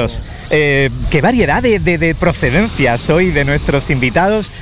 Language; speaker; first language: Spanish; native; Spanish